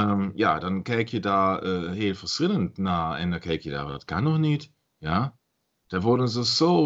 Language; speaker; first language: Dutch; non-native, learner; German